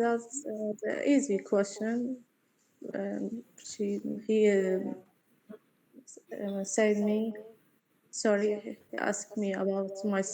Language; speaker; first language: English; non-native, learner; Arabic